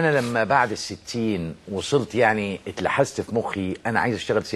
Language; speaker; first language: Arabic; native; Arabic